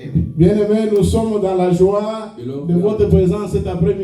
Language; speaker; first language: French; non-native, local second language; Lingala